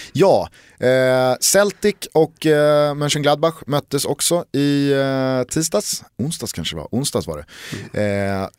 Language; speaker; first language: Swedish; native; Swedish